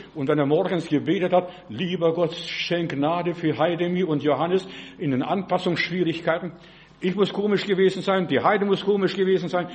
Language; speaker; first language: German; non-native, fluent; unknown